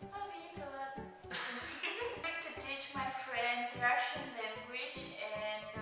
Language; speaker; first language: English; non-native, fluent; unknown